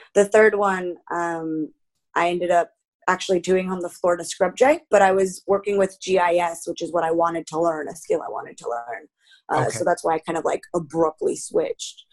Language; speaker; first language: English; early bilingual, other home language; Spanish